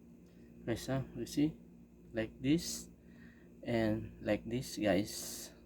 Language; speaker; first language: English; non-native, local second language; Filipino